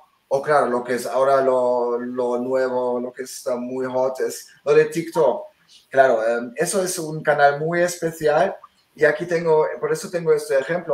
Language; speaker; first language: Spanish; early bilingual, heritage; Spanish